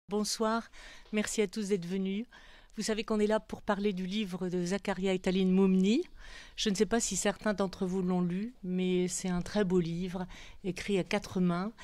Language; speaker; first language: French; native; French